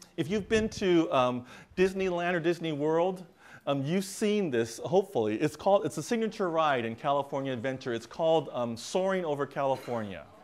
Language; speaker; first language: English; native; English